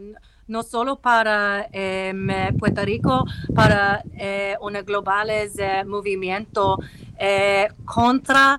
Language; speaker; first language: Spanish; non-native, learner; English